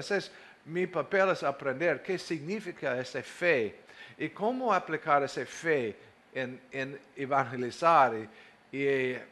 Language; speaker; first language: Spanish; non-native, fluent; English